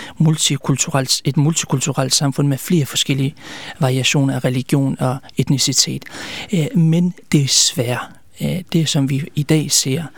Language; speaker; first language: Danish; early bilingual, other home language; Kurdish